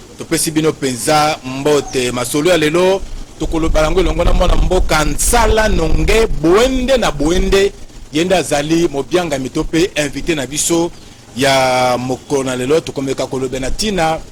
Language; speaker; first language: Lingala; native; Lingala